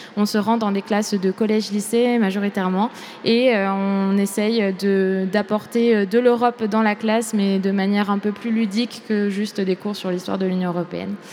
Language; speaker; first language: French; native; French